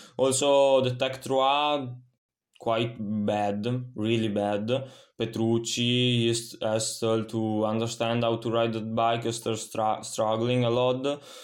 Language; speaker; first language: English; non-native, fluent; Italian